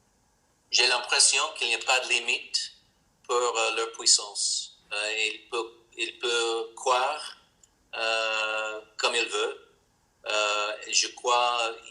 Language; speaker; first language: French; non-native, learner; English